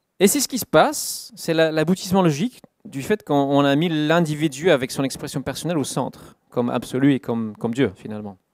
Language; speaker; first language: French; non-native, fluent; English